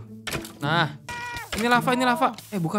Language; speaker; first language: Indonesian; native; Indonesian